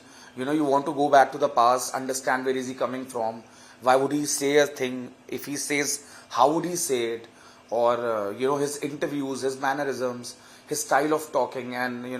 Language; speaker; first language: English; non-native, local second language; Hindi